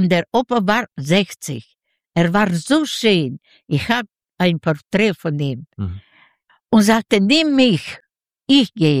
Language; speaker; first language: German; non-native, learner; Yiddish